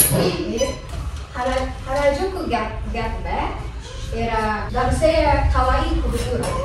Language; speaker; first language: Lithuanian; non-native, learner; Japanese